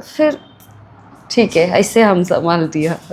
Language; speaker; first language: Hindi; non-native, local second language; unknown